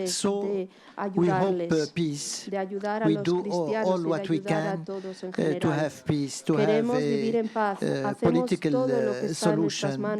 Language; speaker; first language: English; non-native, fluent; Arabic